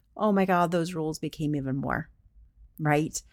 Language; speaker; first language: English; native; English